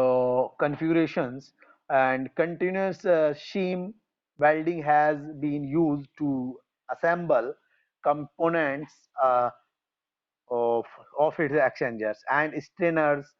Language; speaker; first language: English; non-native, local second language; Hindi